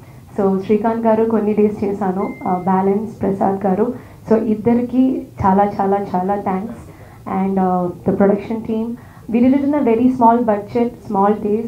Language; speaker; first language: Telugu; non-native, learner; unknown